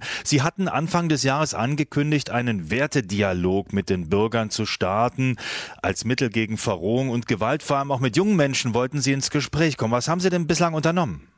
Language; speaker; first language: German; native; German